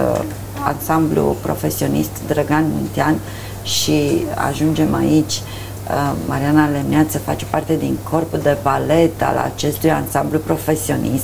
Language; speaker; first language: Romanian; native; Romanian